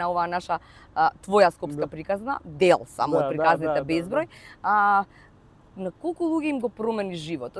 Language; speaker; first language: Macedonian; native; Macedonian